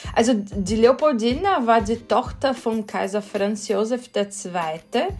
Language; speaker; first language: German; non-native, fluent; Portuguese